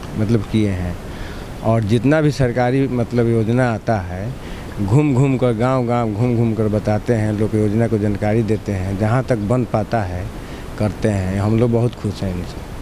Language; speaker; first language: Hindi; native; Hindi